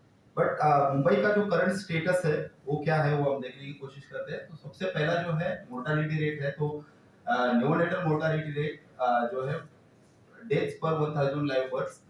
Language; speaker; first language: Hindi; non-native, local second language; Marathi